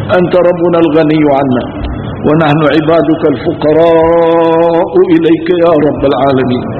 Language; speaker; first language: Arabic; early bilingual, other home language; Kurdish